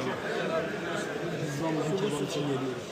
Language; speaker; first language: Turkish; native; Turkish